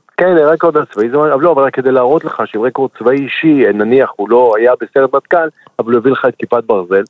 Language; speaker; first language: Hebrew; native; Hebrew